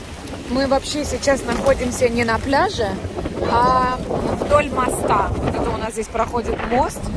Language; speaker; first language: Russian; native; Russian